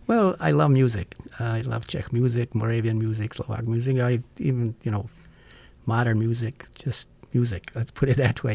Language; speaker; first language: English; non-native, fluent; Czech